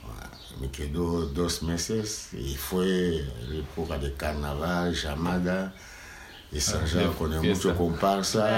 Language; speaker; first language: Spanish; non-native, learner; Lingala